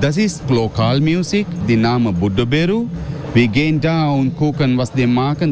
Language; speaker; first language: German; non-native, learner; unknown